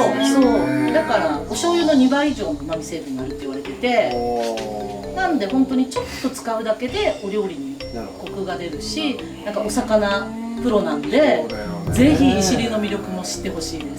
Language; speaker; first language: Japanese; native; Japanese